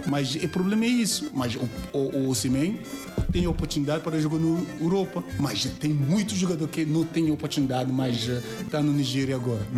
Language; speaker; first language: Portuguese; non-native, learner; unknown